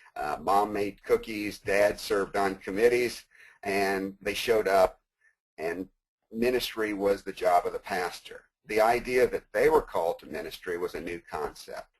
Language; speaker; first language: English; native; English